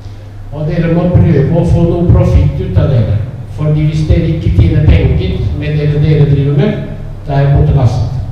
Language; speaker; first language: Norwegian; non-native, fluent; Italian